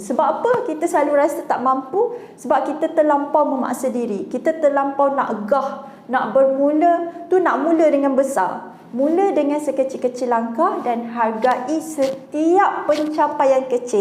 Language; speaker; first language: Malay; native; Malay